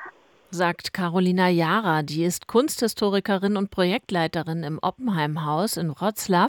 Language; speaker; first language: German; native; German